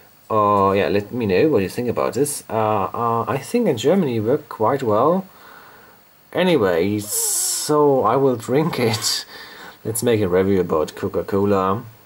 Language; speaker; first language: English; non-native, fluent; German